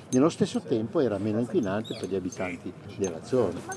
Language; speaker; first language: Italian; native; Italian